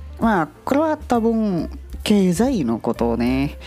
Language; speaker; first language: Japanese; non-native, learner; Indonesian